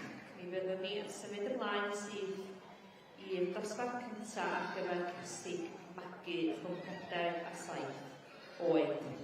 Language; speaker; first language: Welsh; native; Welsh